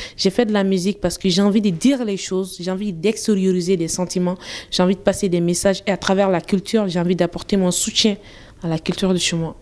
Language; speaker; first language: French; non-native, local second language; Bambara